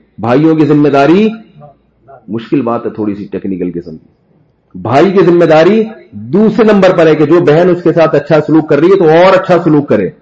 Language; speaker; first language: Urdu; native; Urdu